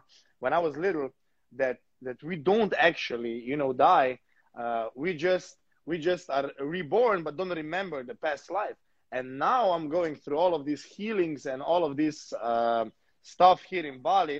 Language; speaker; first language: English; non-native, fluent; Slovenian